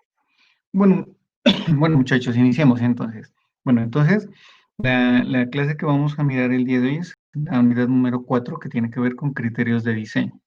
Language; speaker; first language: Spanish; native; Spanish